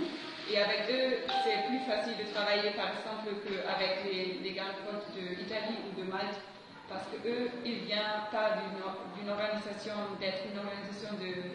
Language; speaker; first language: French; non-native, fluent; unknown